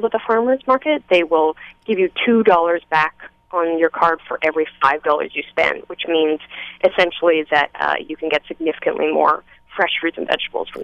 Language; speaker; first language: English; native; English